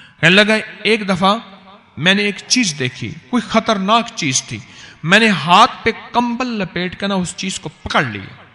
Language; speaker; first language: Urdu; native; Urdu